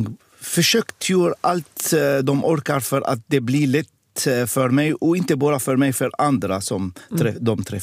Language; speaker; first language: Swedish; non-native, fluent; Arabic